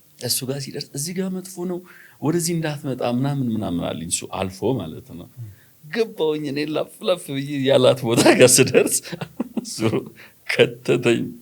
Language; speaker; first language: Amharic; native; Amharic